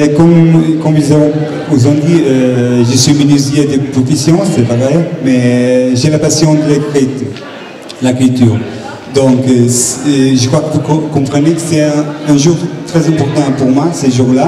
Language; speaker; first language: French; non-native, learner; Portuguese